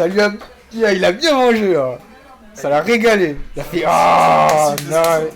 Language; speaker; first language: French; native; French